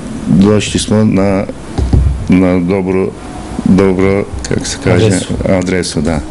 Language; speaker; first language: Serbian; non-native, learner; Turkish